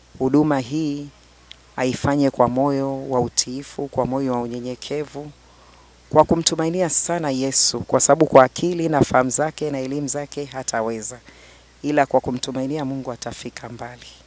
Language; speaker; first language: Swahili; native; Swahili